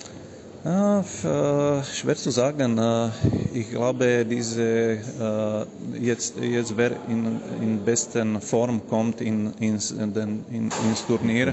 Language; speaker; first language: German; non-native, fluent; Slovak